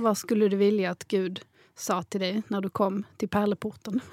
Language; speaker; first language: Swedish; native; Swedish